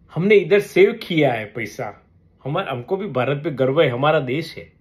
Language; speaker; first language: Hindi; non-native, local second language; Gujarati